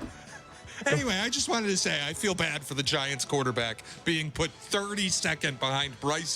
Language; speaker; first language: English; native; English